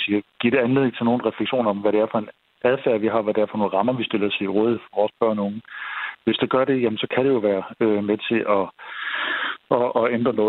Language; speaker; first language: Danish; native; Danish